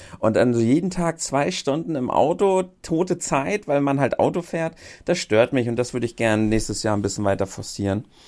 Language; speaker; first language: German; native; German